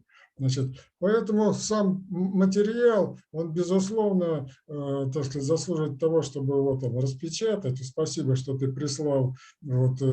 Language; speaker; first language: Russian; native; Russian